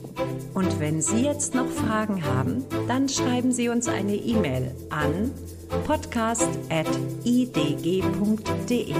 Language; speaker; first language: German; native; German